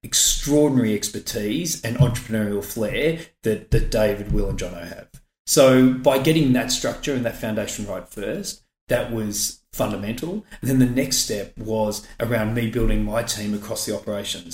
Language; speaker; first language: English; native; English